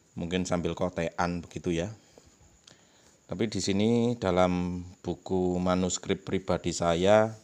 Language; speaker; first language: Indonesian; non-native, local second language; Javanese